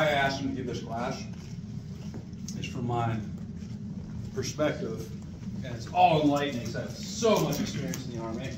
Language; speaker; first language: English; native; English